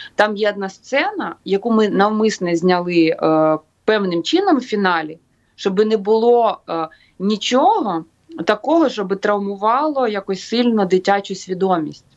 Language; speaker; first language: Ukrainian; native; Ukrainian